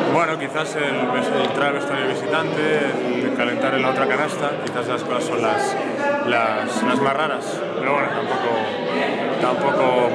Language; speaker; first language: Spanish; native; Spanish